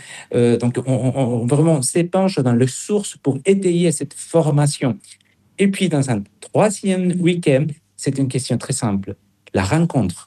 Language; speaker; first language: French; non-native, fluent; Spanish